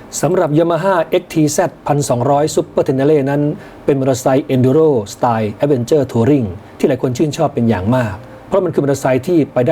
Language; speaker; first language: Thai; native; Thai